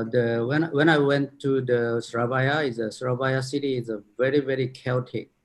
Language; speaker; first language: English; non-native, fluent; Korean